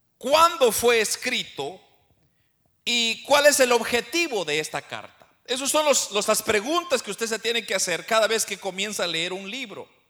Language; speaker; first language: Spanish; native; Spanish